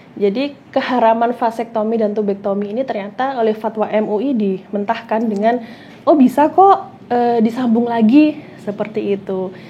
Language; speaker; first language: Indonesian; native; Indonesian